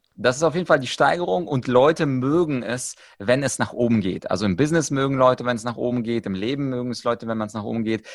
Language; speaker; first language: German; early bilingual, other home language; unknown